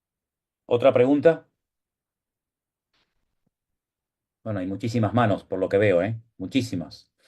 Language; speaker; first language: Spanish; native; Spanish